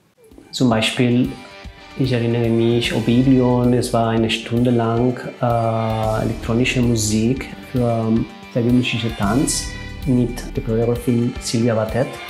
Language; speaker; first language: German; non-native, fluent; Catalan